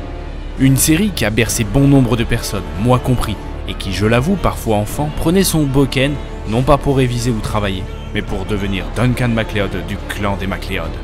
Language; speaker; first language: French; native; French